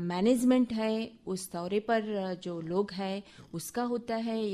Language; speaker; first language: Hindi; non-native, local second language; Telugu